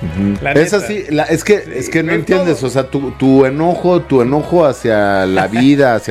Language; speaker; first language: Spanish; native; Spanish